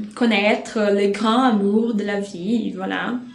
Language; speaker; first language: French; non-native, fluent; Portuguese